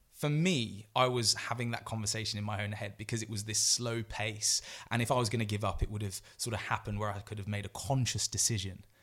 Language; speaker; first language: English; native; English